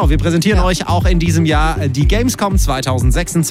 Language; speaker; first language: German; native; German